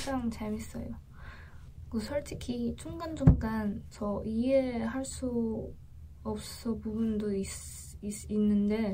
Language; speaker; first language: Korean; non-native, learner; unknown